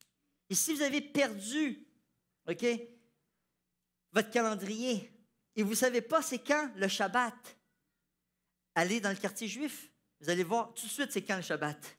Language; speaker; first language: French; native; French